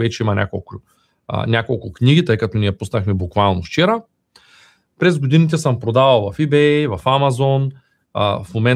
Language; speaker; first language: Bulgarian; native; Bulgarian